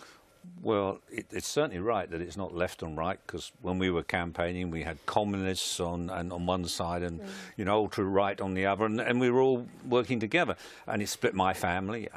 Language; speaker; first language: English; native; English